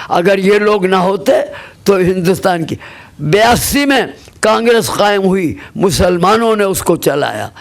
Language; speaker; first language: Urdu; native; Urdu